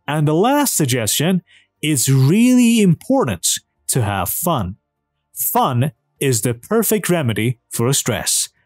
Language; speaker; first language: English; non-native, fluent; Persian